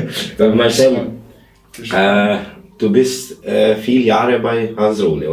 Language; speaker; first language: German; non-native, learner; Albanian